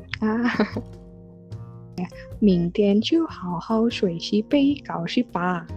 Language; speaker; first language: Chinese; non-native, learner; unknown